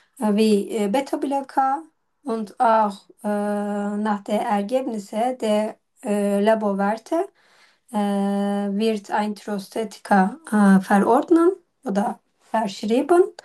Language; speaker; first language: German; non-native, learner; Turkish